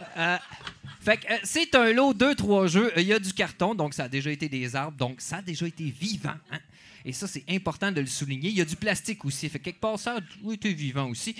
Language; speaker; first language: French; native; French